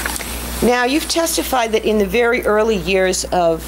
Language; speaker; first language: English; native; English